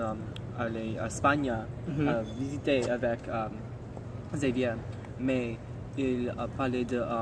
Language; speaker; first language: French; non-native, learner; English